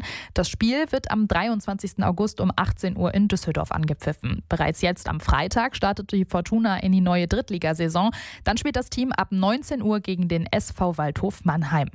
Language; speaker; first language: German; native; German